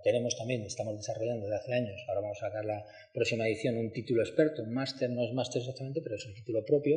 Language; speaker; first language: Spanish; native; Spanish